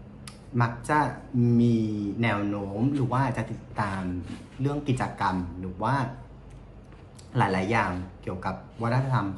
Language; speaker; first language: Thai; non-native, fluent; Vietnamese